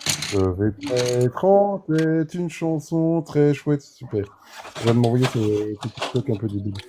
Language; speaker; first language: French; native; French